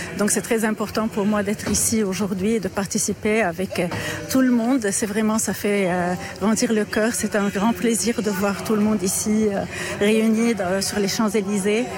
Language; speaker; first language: French; non-native, local second language; Arabic